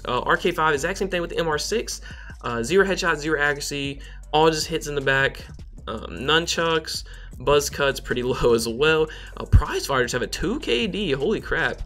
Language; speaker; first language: English; native; English